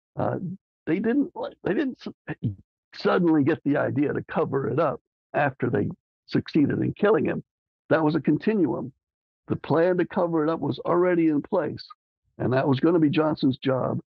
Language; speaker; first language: English; native; English